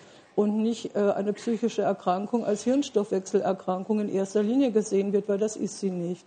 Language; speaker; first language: German; native; German